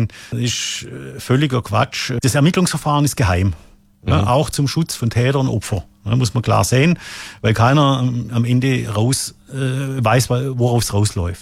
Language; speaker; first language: German; native; German